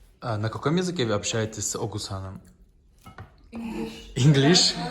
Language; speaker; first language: Russian; non-native, fluent; Turkish